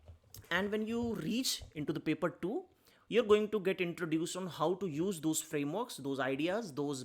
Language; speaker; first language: English; non-native, local second language; Hindi